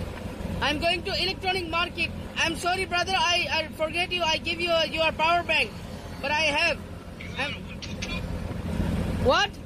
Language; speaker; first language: English; non-native, learner; Hindi